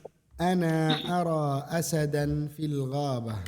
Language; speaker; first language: Arabic; non-native, fluent; Indonesian